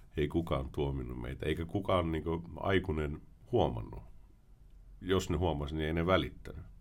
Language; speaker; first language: Finnish; early bilingual, heritage; Finnish